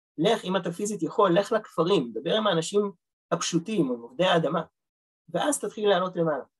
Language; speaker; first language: Hebrew; early bilingual, other home language; Russian